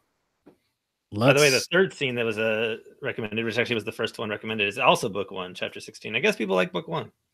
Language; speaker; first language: English; native; English